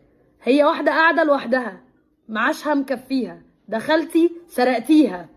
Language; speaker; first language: Arabic; native; Arabic